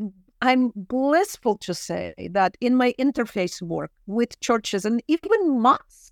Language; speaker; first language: English; non-native, fluent; Russian